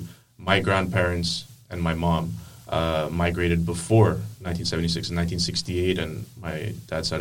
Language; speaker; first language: English; non-native, fluent; Greek